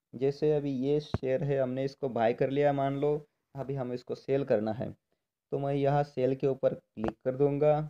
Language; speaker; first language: Hindi; non-native, local second language; Marathi